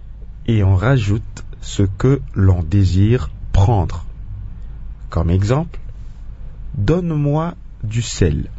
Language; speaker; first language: French; non-native, local second language; Kongo